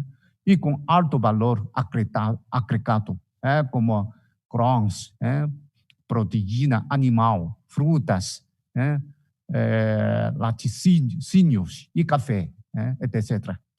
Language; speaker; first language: Portuguese; non-native, fluent; Chinese